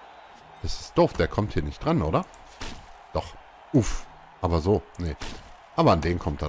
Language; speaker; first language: German; native; German